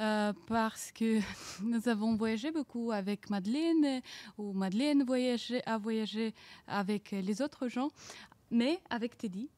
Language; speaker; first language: French; non-native, learner; Ukrainian